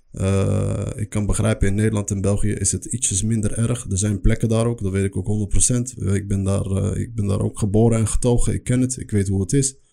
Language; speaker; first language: Dutch; early bilingual, other home language; Arabic